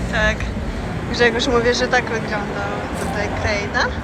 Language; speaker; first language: Polish; non-native, learner; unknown